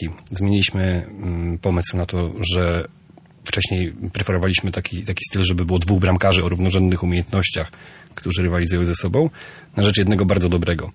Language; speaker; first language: Polish; native; Polish